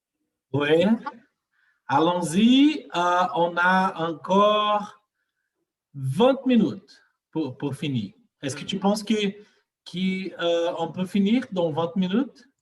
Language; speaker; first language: French; non-native, fluent; Portuguese